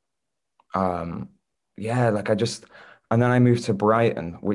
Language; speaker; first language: English; native; English